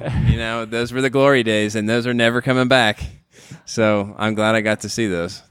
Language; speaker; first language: English; native; English